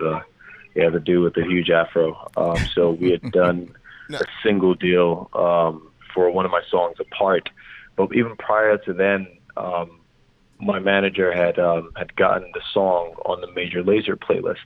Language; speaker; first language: English; non-native, local second language; Yoruba